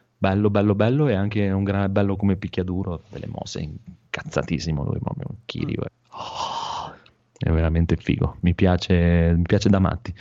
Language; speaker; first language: Italian; native; Italian